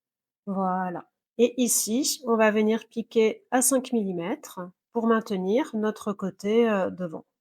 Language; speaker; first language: French; native; French